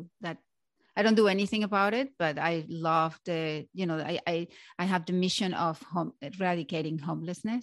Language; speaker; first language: English; non-native, fluent; Spanish